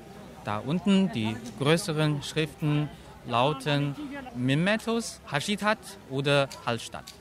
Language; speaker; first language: German; non-native, fluent; Chinese